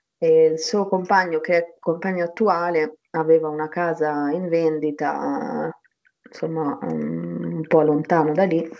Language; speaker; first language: Italian; early bilingual, other home language; German